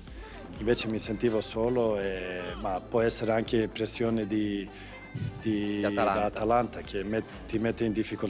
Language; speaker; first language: Italian; non-native, fluent; Swedish